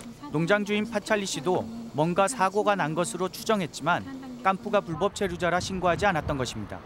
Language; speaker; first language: Korean; native; Korean